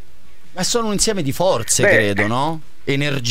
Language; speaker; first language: Italian; native; Italian